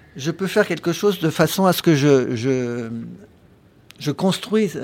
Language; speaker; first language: French; native; French